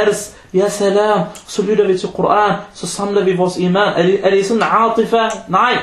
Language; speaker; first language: Danish; early bilingual, other home language; Arabic